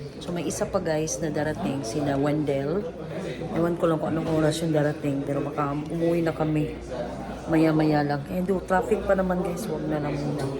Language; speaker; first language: Filipino; non-native, local second language; Cebuano